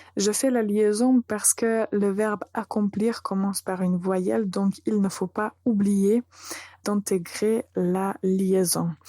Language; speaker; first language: French; native; French